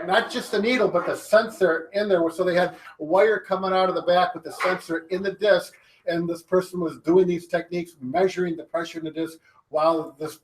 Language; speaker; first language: English; native; English